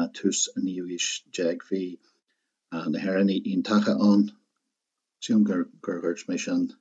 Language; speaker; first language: Irish; non-native, local second language; English